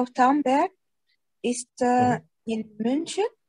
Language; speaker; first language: German; non-native, learner; Arabic